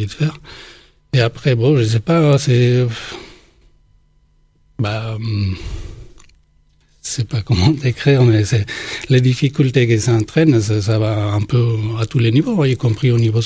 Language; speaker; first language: French; non-native, fluent; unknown